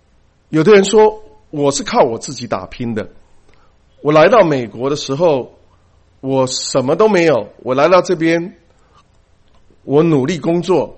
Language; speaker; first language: Chinese; native; Chinese